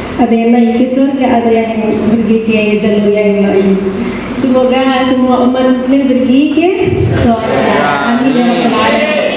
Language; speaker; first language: Indonesian; non-native, learner; Arabic